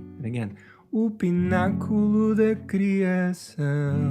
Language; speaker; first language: Portuguese; non-native, fluent; English